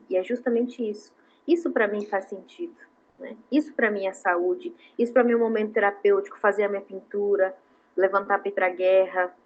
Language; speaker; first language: Portuguese; non-native, local second language; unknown